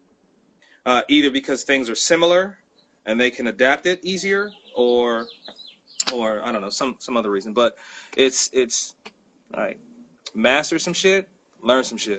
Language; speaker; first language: English; native; English